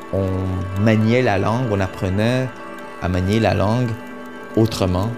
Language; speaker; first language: French; early bilingual, other home language; Hungarian